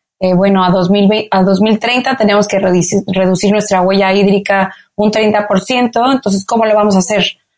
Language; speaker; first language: Spanish; native; Spanish